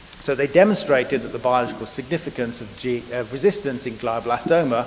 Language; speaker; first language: English; native; English